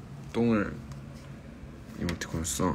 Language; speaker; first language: Korean; native; Korean